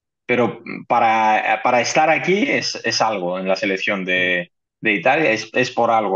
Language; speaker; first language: Spanish; non-native, fluent; Greek